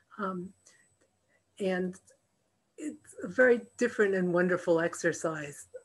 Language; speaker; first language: English; native; English